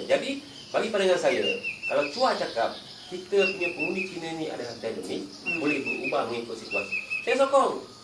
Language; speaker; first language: Malay; native; Malay